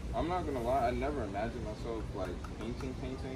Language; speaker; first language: English; native; English